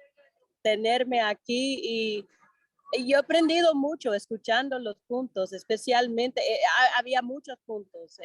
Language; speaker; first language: Spanish; non-native, fluent; English